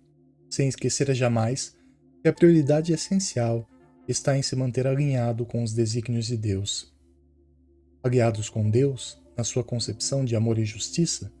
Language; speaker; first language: Portuguese; native; Portuguese